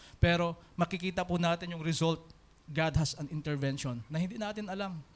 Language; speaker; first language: Filipino; non-native, local second language; Hiligaynon